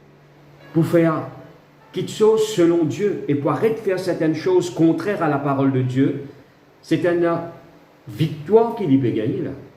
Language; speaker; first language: French; non-native, local second language; Morisyen